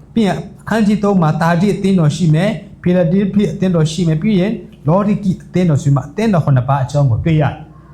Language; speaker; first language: Burmese; non-native, local second language; S'gaw Karen